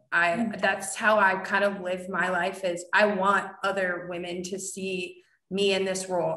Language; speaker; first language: English; native; English